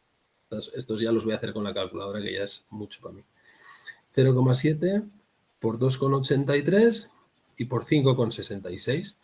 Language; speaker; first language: Spanish; native; Spanish